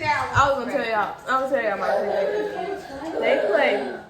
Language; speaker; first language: English; native; English